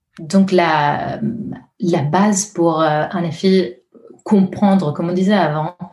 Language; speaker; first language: French; non-native, fluent; Italian